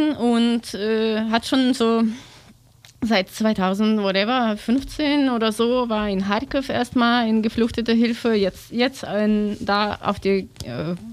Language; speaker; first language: German; non-native, fluent; Russian